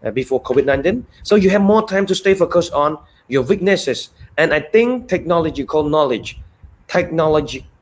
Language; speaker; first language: English; non-native, fluent; Khmer